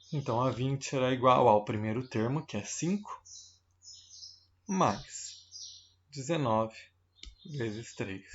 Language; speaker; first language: Portuguese; native; Portuguese